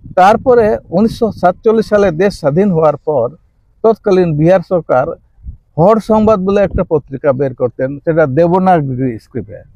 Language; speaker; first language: Bangla; non-native, local second language; Santali